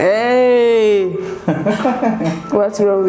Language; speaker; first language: English; non-native, local second language; French